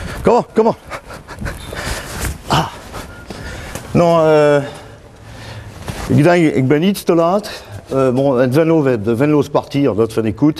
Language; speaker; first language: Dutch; non-native, fluent; French